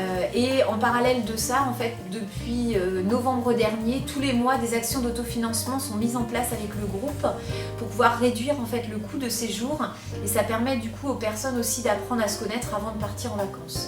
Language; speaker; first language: French; native; French